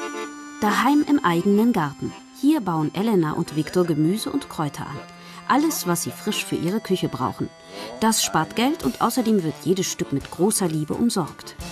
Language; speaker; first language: German; native; German